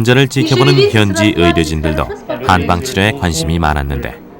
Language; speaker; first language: Korean; native; Korean